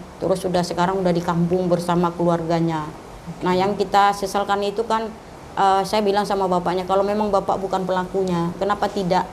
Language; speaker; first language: Indonesian; non-native, local second language; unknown